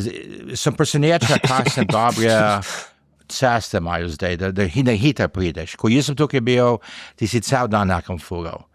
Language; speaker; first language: Slovenian; early bilingual, heritage; English